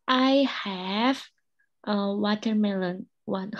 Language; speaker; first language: English; non-native, learner; Indonesian